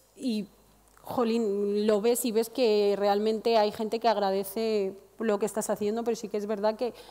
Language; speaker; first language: Spanish; non-native, fluent; Arabic